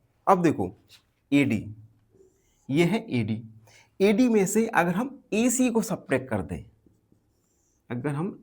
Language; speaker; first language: Hindi; native; Hindi